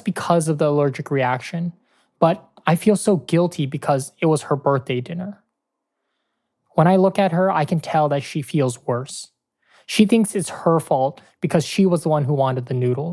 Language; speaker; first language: English; native; English